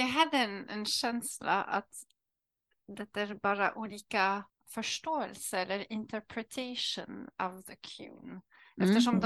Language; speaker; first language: Swedish; non-native, learner; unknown